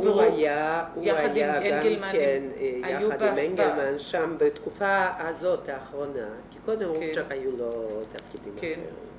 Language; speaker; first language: Hebrew; non-native, fluent; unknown